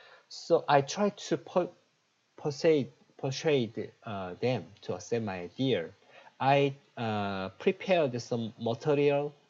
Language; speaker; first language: English; non-native, learner; Korean